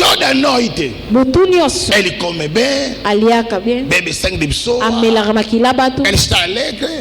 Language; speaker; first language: Portuguese; non-native, learner; Lingala